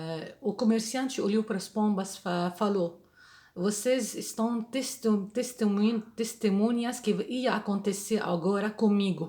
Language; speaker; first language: Portuguese; non-native, fluent; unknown